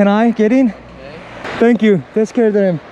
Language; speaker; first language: English; non-native, learner; Korean